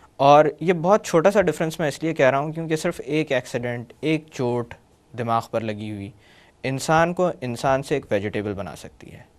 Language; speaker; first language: Urdu; native; Urdu